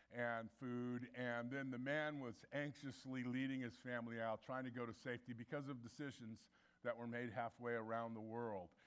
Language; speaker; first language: English; native; English